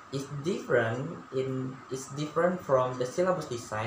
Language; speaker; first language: English; non-native, learner; Balinese